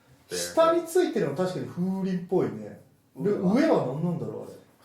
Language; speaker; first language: Japanese; native; Japanese